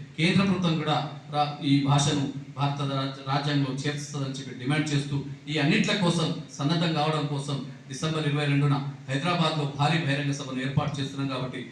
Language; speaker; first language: Telugu; non-native, local second language; Lambadi